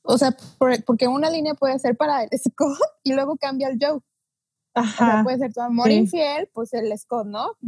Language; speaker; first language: Spanish; native; Spanish